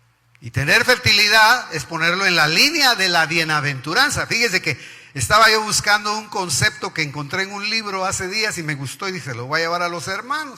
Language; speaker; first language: Spanish; native; Spanish